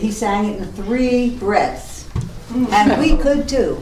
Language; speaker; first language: English; native; English